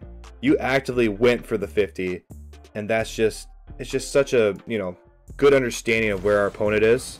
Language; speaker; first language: English; native; English